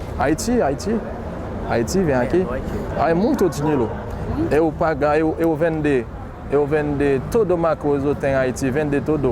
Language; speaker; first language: Portuguese; non-native, learner; Haitian Creole